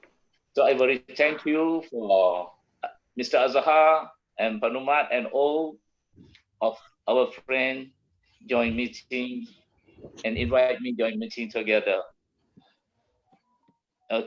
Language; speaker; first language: English; non-native, learner; Malay